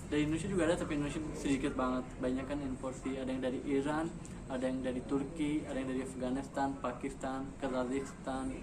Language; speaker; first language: Indonesian; non-native, fluent; Urdu